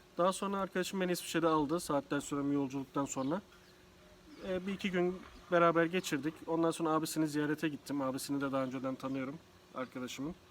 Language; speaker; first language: Turkish; native; Turkish